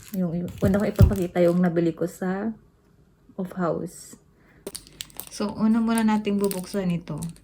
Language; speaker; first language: Filipino; native; Filipino